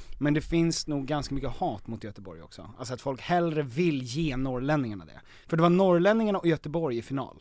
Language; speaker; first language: Swedish; native; Swedish